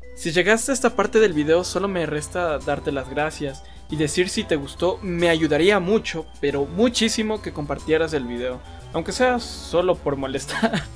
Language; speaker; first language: Spanish; native; Spanish